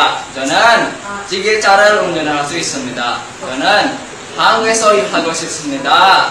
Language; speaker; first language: Korean; non-native, learner; Indonesian